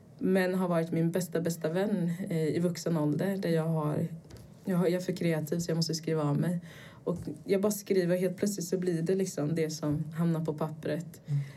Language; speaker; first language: Swedish; early bilingual, other home language; Portuguese